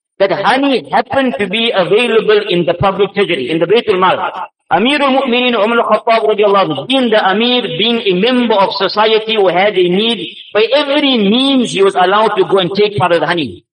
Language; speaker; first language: English; native; English